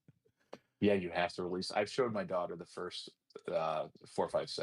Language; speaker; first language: English; native; English